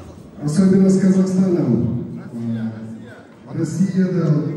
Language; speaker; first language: Russian; non-native, local second language; Kyrgyz